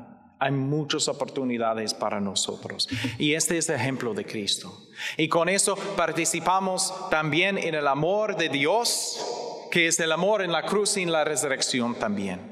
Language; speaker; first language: Spanish; non-native, learner; English